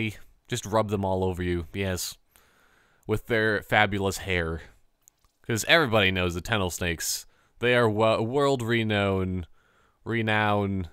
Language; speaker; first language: English; native; English